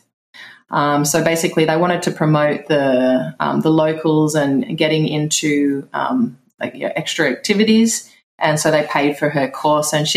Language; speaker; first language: English; native; English